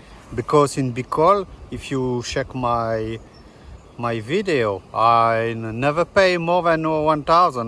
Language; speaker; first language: English; non-native, learner; French